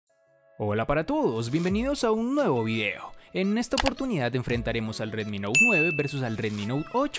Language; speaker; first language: Spanish; native; Spanish